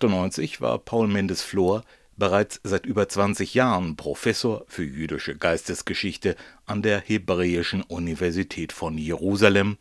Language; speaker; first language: German; native; German